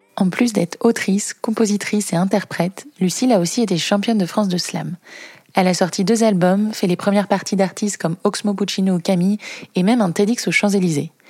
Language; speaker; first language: French; native; French